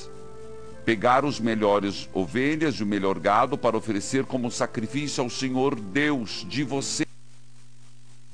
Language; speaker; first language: Portuguese; native; Portuguese